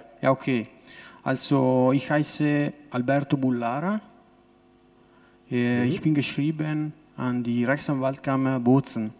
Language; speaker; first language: German; non-native, local second language; Italian